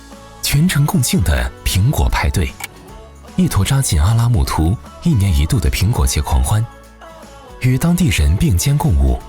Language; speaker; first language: Chinese; native; Chinese